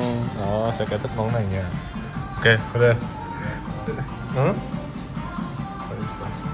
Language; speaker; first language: Japanese; non-native, learner; Vietnamese